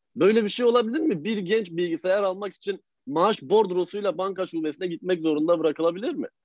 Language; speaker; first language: Turkish; native; Turkish